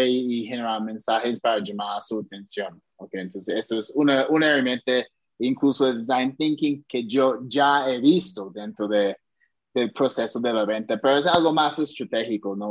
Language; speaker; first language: Spanish; non-native, fluent; English